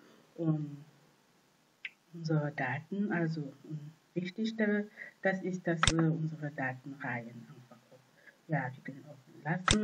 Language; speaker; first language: German; non-native, fluent; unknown